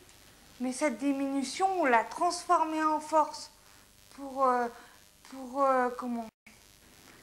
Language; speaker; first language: French; native; French